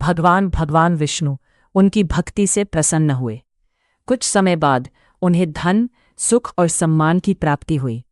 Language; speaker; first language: Hindi; native; Hindi